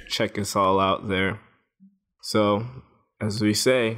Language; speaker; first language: English; native; English